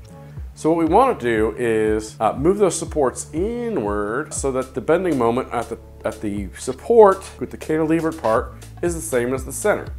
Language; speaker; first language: English; native; English